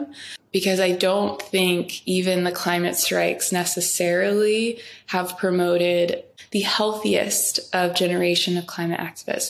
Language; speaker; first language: English; native; English